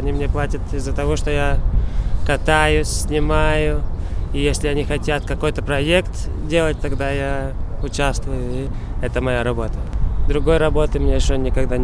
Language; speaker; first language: Russian; non-native, local second language; Latvian